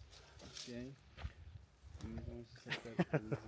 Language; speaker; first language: Spanish; native; Spanish